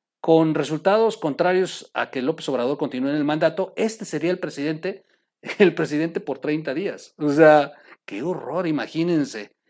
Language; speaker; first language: Spanish; native; Spanish